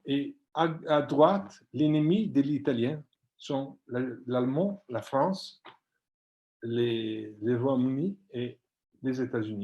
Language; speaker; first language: French; non-native, fluent; Italian